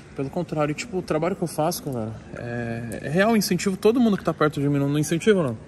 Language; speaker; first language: Portuguese; native; Portuguese